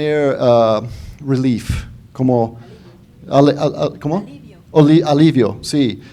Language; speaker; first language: Spanish; non-native, fluent; English